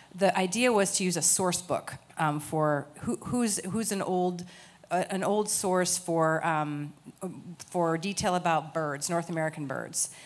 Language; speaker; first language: English; native; English